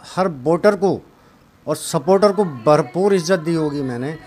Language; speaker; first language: Hindi; native; Hindi